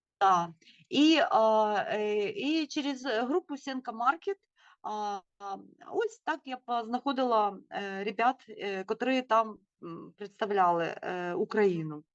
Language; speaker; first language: Ukrainian; non-native, local second language; Russian